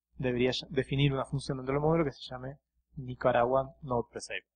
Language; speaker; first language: Spanish; native; Spanish